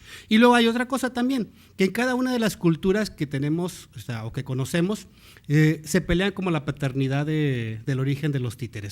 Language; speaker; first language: Spanish; native; Spanish